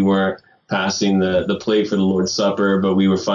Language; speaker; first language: English; native; English